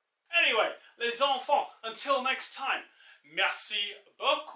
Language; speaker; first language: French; non-native, fluent; English